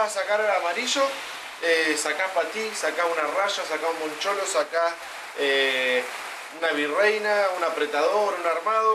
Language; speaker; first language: Spanish; native; Spanish